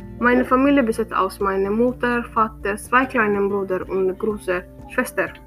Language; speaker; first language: German; non-native, learner; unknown